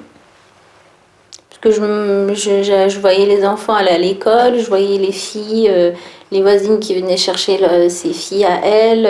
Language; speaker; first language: French; early bilingual, other home language; Tachelhit